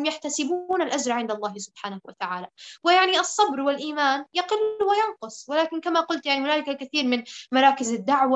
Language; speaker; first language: Arabic; native; Arabic